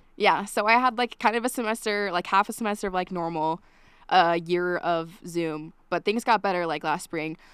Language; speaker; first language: English; native; English